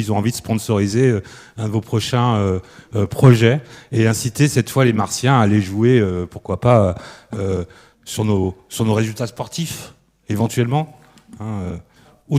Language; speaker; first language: French; native; French